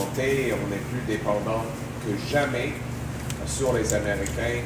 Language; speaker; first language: French; non-native, local second language; English